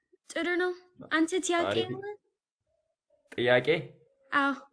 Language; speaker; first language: Amharic; non-native, learner; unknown